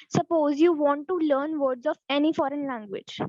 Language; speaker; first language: English; non-native, local second language; Punjabi